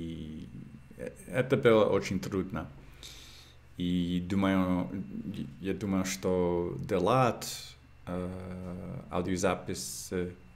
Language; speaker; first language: Russian; non-native, learner; English